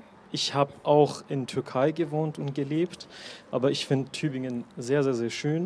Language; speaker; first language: German; non-native, fluent; Persian